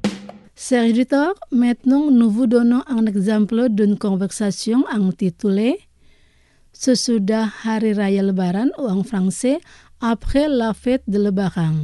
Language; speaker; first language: French; non-native, fluent; Indonesian